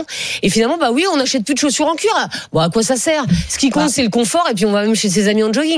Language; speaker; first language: French; native; French